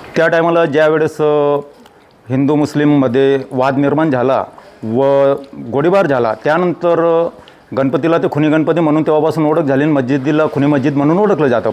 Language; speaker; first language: Marathi; native; Marathi